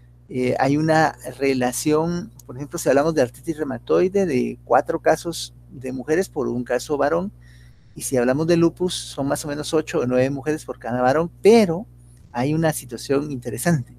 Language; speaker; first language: Spanish; native; Spanish